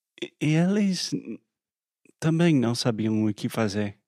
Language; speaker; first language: Portuguese; non-native, fluent; English